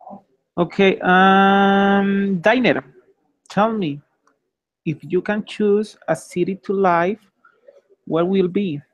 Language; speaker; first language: English; non-native, fluent; Spanish